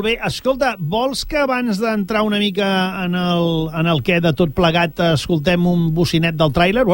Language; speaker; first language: Catalan; native; Catalan